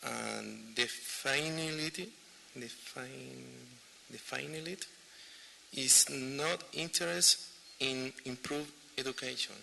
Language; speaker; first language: English; non-native, learner; Spanish